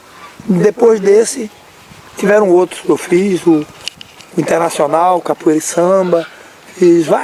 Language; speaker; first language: Portuguese; native; Portuguese